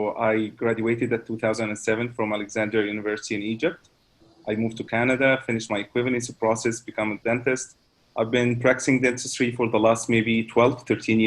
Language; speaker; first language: English; non-native, fluent; Arabic